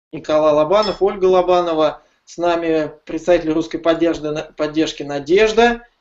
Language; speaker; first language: Russian; native; Russian